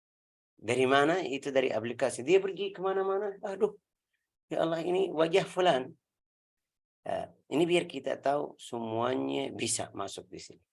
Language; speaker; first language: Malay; non-native, learner; Arabic